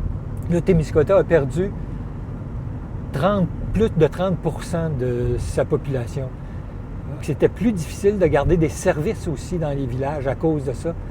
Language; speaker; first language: French; native; French